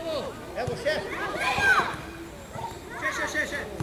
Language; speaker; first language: Slovenian; native; Slovenian